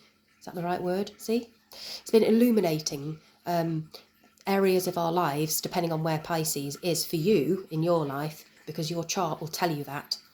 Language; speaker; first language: English; native; English